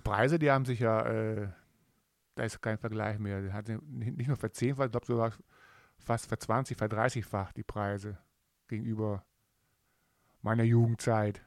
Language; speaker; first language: German; native; German